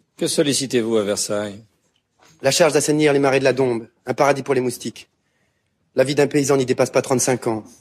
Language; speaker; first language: French; native; French